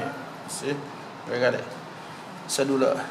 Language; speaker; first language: French; non-native, learner; Vietnamese